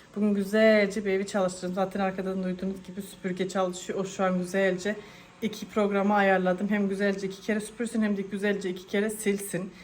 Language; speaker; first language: Turkish; early bilingual, heritage; Turkish